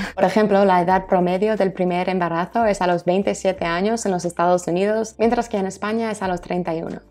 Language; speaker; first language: Spanish; non-native, fluent; English